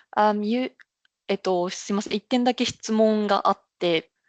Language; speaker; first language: Japanese; native; Japanese